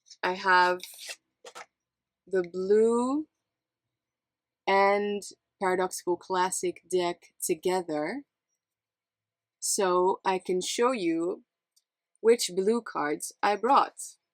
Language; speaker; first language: English; non-native, fluent; Dutch